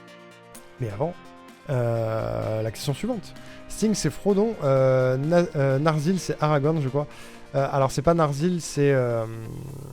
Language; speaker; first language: French; native; French